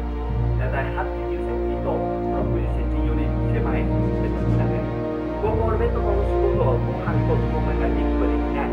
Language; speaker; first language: Japanese; non-native, learner; Vietnamese